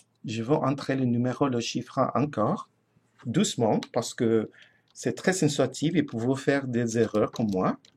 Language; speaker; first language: French; non-native, fluent; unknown